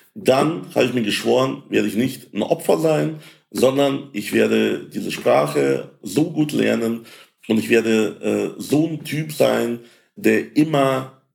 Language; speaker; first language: German; early bilingual, other home language; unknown